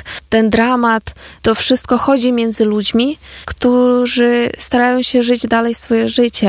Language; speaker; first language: Polish; non-native, fluent; Ukrainian